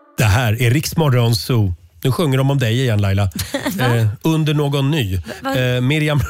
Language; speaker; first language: Swedish; native; Swedish